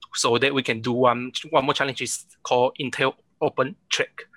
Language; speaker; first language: English; non-native, local second language; Chinese